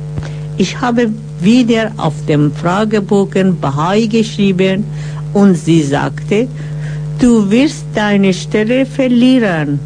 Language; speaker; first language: German; non-native, fluent; Persian